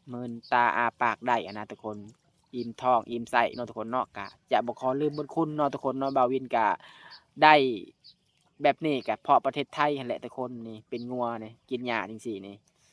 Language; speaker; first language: Lao; native; Lao